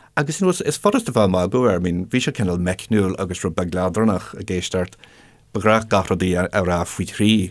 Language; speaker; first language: Irish; non-native, local second language; English